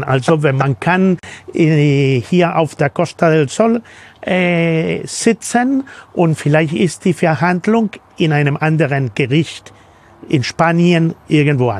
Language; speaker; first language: German; non-native, fluent; Spanish